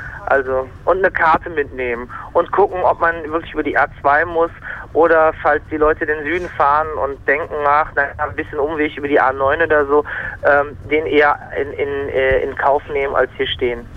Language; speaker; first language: German; native; German